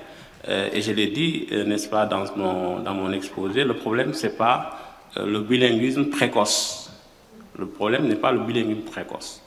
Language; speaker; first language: French; non-native, local second language; Wolof